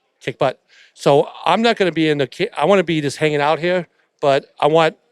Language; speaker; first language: English; native; English